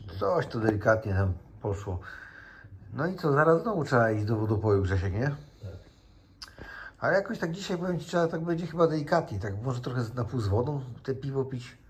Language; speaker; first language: Polish; native; Polish